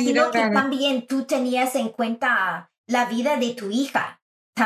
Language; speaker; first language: Spanish; non-native, fluent; English